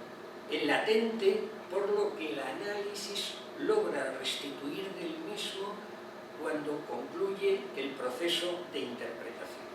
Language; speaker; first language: Spanish; native; Spanish